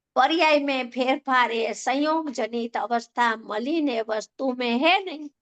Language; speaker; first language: Hindi; non-native, local second language; Gujarati